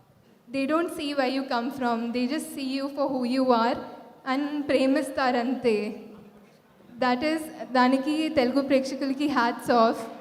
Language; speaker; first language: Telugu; non-native, fluent; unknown